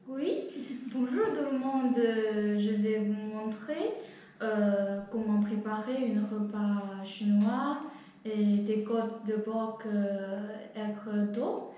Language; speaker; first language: French; non-native, learner; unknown